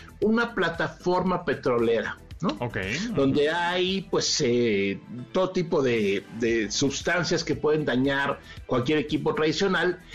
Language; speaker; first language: Spanish; native; Spanish